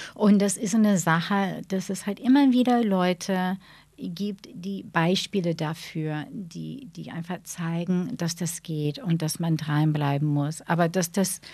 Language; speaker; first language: German; non-native, fluent; English